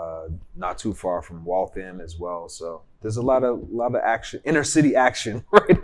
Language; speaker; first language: English; native; English